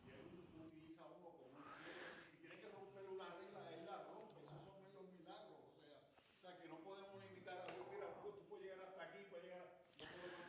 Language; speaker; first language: Spanish; native; Spanish